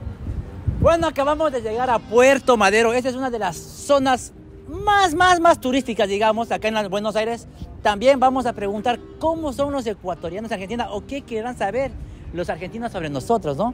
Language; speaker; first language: Spanish; native; Spanish